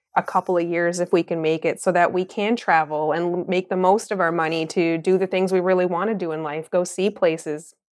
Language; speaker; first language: English; native; English